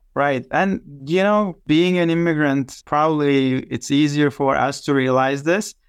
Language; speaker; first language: English; non-native, fluent; Turkish